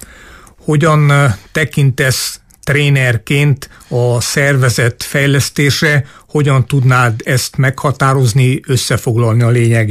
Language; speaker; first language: Hungarian; native; Hungarian